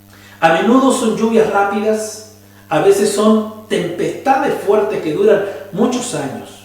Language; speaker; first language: Spanish; native; Spanish